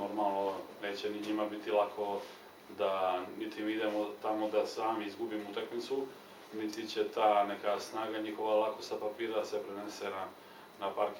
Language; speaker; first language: Serbian; native; Serbian